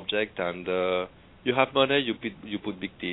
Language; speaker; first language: English; non-native, fluent; Spanish